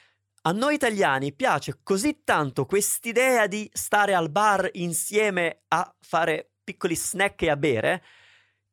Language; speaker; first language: Italian; native; Italian